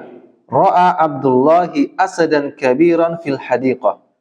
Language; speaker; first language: Arabic; non-native, fluent; Indonesian